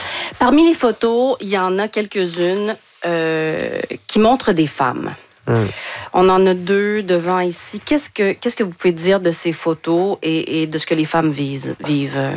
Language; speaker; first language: French; native; French